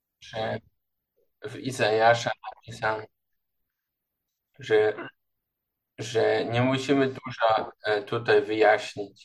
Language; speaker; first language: Polish; non-native, learner; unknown